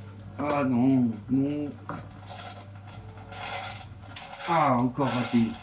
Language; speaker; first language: French; native; French